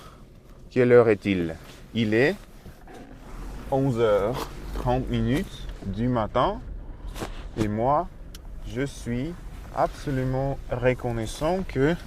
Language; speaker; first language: French; non-native, learner; Russian